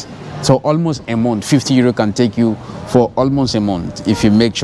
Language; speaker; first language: English; non-native, fluent; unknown